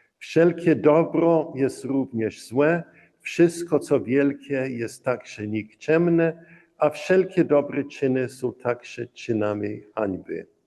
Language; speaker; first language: Polish; early bilingual, heritage; Polish